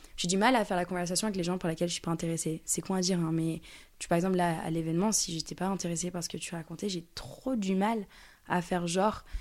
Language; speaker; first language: French; early bilingual, other home language; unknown